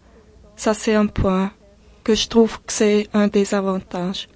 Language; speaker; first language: French; non-native, local second language; German